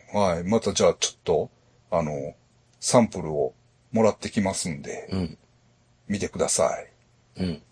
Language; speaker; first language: Japanese; native; Japanese